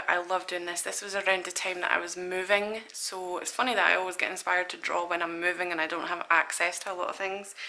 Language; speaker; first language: English; native; English